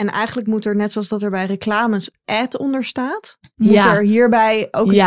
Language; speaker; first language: Dutch; native; Dutch